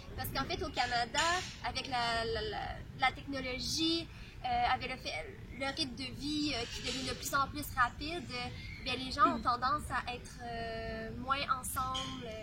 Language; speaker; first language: French; native; French